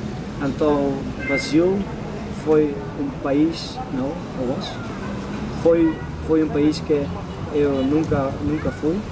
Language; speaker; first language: Portuguese; non-native, learner; Dutch